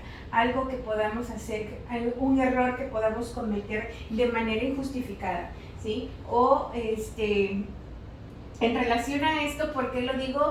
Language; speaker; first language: Spanish; native; Spanish